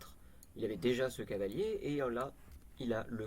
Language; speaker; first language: French; native; French